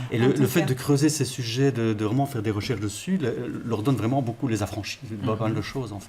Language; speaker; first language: French; native; French